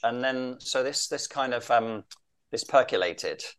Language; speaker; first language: English; native; English